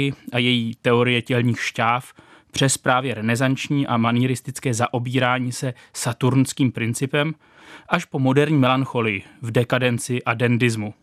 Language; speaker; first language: Czech; native; Czech